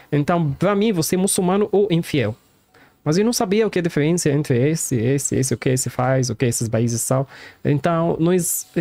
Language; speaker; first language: Portuguese; non-native, learner; Arabic